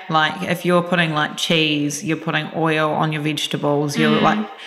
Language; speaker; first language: English; native; English